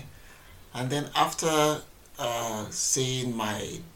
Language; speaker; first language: English; non-native, local second language; Yoruba